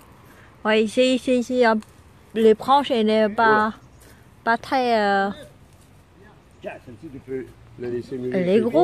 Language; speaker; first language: French; non-native, learner; Vietnamese